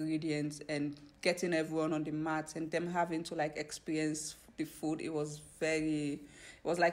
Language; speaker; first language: English; non-native, local second language; Fula